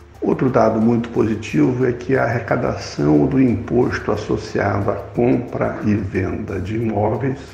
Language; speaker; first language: Portuguese; native; Portuguese